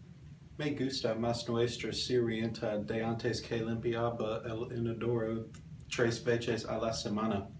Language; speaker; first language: Spanish; non-native, learner; English